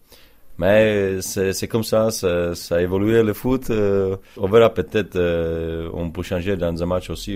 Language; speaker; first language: French; non-native, learner; Czech